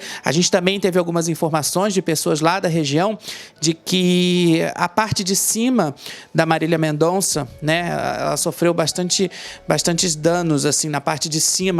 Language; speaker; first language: Portuguese; native; Portuguese